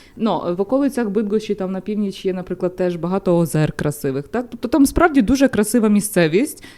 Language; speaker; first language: Ukrainian; native; Ukrainian